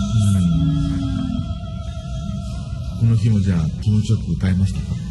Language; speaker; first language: Japanese; native; Japanese